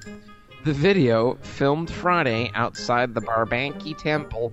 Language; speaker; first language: English; native; English